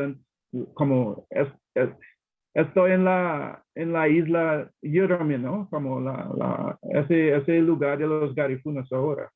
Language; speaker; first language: Spanish; non-native, learner; English